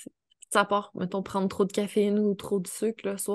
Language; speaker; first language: French; native; French